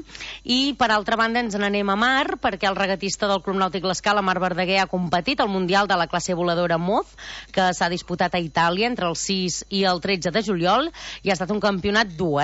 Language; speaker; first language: Catalan; native; Catalan